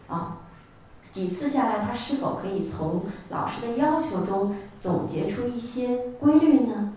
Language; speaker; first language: Chinese; native; Chinese